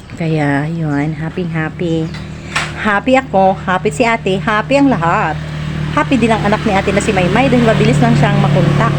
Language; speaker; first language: Filipino; non-native, local second language; Cebuano